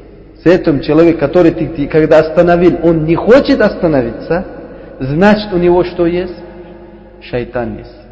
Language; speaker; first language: Russian; non-native, learner; Uzbek